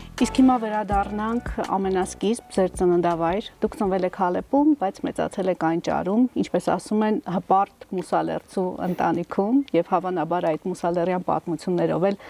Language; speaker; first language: Armenian; native; Armenian